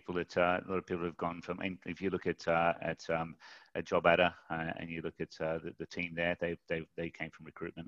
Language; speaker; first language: English; native; English